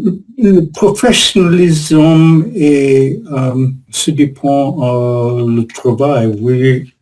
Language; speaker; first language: French; non-native, learner; English